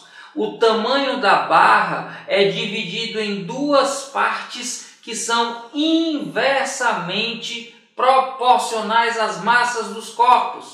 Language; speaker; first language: Portuguese; native; Portuguese